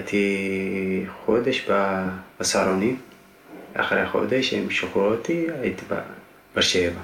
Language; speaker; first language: Hebrew; non-native, fluent; Tigrinya